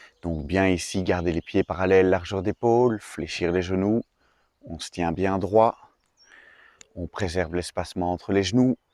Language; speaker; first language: French; native; French